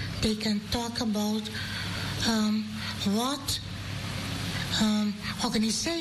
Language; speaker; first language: English; non-native, learner; Dutch